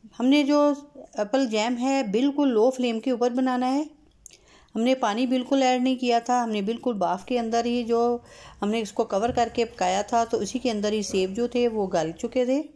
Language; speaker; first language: Urdu; native; Urdu